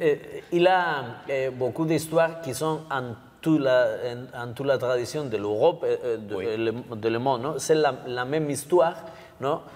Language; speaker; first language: French; non-native, learner; Basque